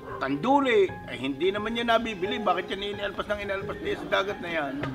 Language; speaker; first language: Filipino; native; Filipino